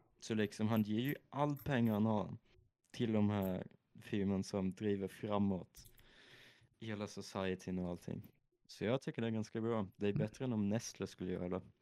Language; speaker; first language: Swedish; early bilingual, other home language; German